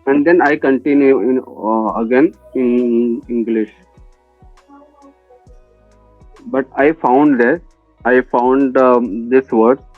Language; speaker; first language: English; non-native, learner; Hindi